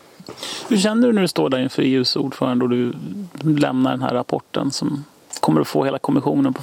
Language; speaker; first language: Swedish; native; Swedish